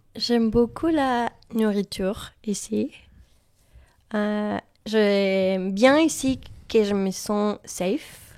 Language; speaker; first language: French; non-native, learner; Spanish